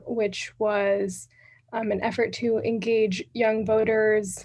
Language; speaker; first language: English; native; English